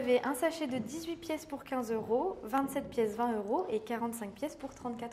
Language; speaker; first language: French; native; French